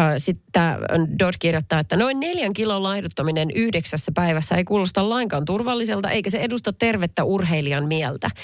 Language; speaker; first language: Finnish; native; Finnish